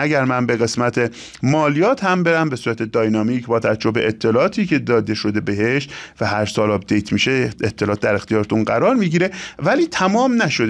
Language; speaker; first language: Persian; native; Persian